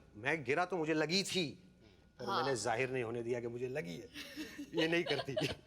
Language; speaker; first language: Hindi; native; Hindi